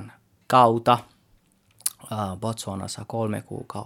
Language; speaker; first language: Finnish; non-native, learner; Tswana